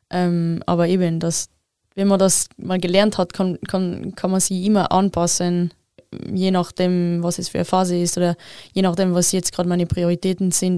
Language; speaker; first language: German; non-native, local second language; French